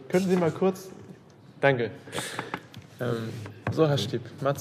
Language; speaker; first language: German; native; German